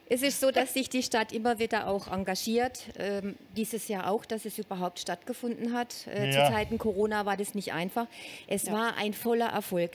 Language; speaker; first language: German; native; German